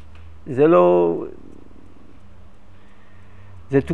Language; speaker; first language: Hebrew; non-native, fluent; English